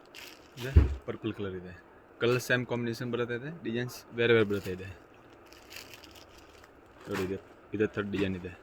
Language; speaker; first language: Kannada; non-native, local second language; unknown